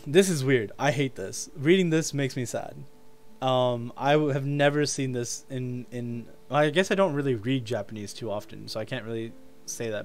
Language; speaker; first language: English; native; English